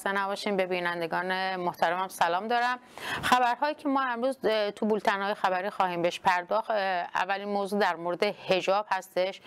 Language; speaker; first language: Persian; non-native, local second language; Kurdish